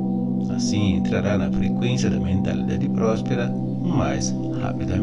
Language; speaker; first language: Portuguese; native; Portuguese